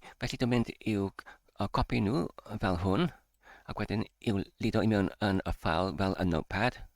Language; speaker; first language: Welsh; non-native, fluent; English